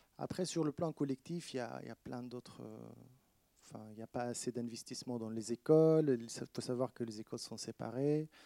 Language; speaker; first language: French; non-native, fluent; Arabic